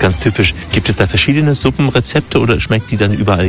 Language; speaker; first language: German; native; German